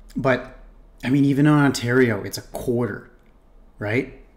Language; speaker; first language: English; native; English